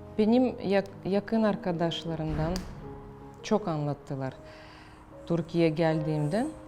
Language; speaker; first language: Turkish; non-native, fluent; Russian